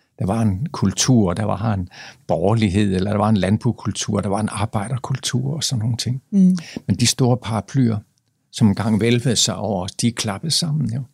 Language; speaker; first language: Danish; native; Danish